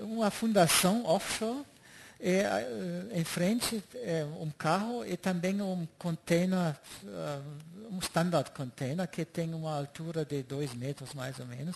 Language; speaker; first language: Portuguese; non-native, fluent; German